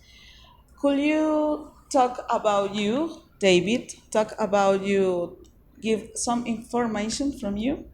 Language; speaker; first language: English; non-native, learner; Spanish